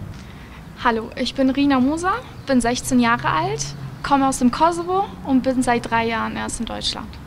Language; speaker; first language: German; early bilingual, other home language; Albanian